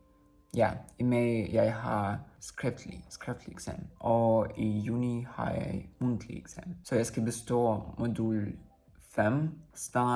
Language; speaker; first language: Danish; non-native, learner; Russian